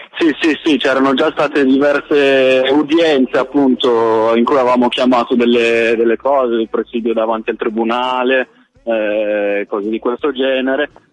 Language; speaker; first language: Italian; native; Italian